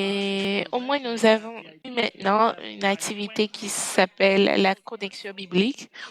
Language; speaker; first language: French; non-native, fluent; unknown